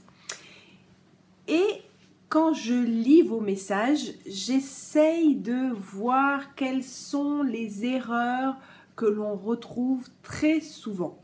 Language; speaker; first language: French; native; French